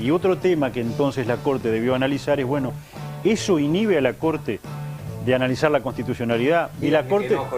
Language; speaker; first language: Spanish; native; Spanish